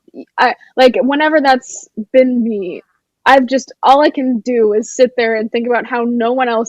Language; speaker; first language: English; native; English